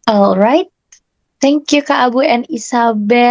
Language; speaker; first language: English; non-native, learner; Indonesian